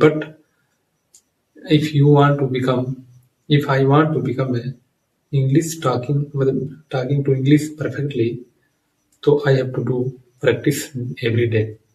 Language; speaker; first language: English; non-native, learner; Hindi